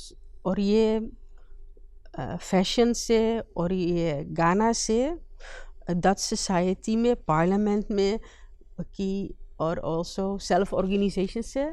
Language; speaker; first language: Hindi; early bilingual, heritage; Dutch